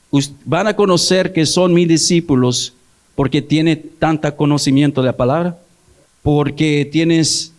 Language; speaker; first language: Spanish; early bilingual, heritage; English